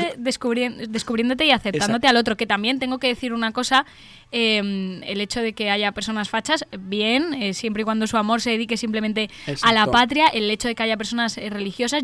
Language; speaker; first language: Spanish; native; Spanish